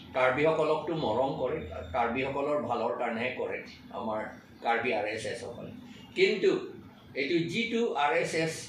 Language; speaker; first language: Assamese; non-native, local second language; Karbi